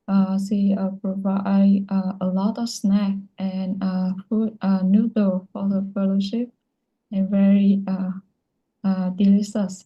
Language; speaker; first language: English; non-native, learner; Vietnamese